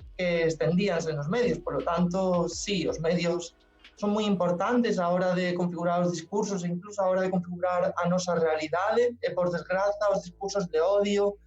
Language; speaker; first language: Galician; non-native, local second language; Spanish